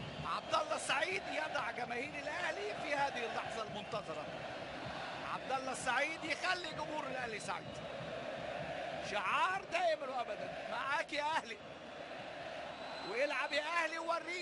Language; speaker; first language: Arabic; native; Arabic